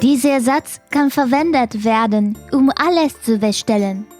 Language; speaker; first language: German; non-native, fluent; Japanese